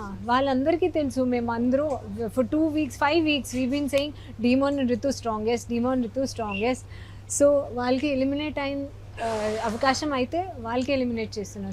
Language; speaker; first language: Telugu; non-native, learner; Hindi